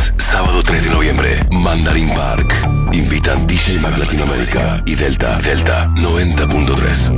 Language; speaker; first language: Spanish; native; Spanish